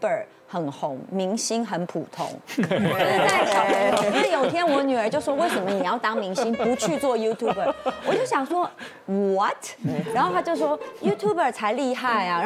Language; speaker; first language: Chinese; native; Chinese